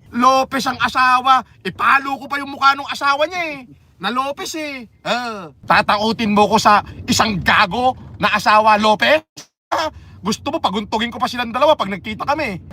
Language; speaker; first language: Filipino; native; Filipino